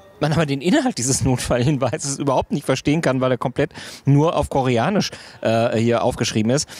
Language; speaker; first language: German; native; German